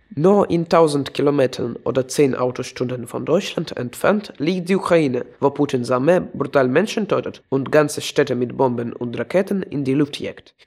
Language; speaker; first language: German; non-native, fluent; Russian